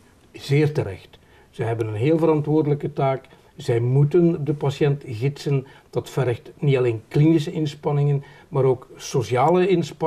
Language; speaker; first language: Dutch; native; Dutch